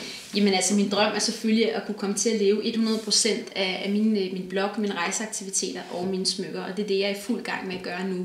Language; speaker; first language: Danish; native; Danish